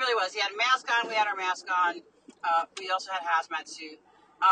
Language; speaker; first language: English; native; English